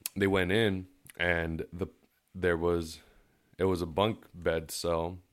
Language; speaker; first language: English; early bilingual, other home language; Spanish